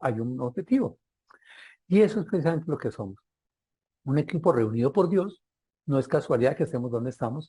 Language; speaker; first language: Spanish; native; Spanish